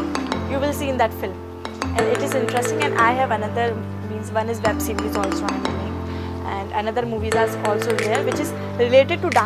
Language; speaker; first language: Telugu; non-native, local second language; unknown